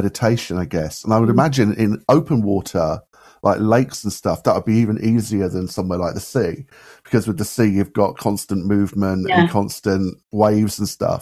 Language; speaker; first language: English; native; English